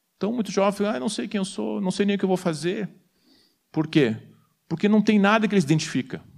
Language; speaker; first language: Portuguese; native; Portuguese